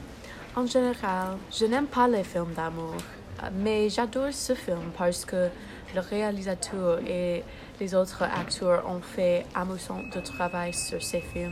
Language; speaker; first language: French; non-native, learner; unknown